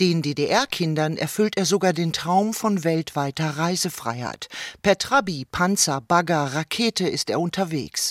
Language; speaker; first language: German; native; German